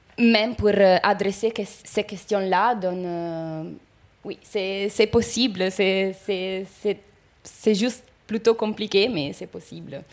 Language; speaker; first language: French; non-native, fluent; Italian